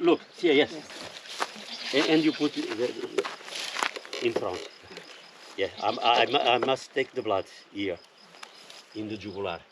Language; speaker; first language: English; non-native, learner; Portuguese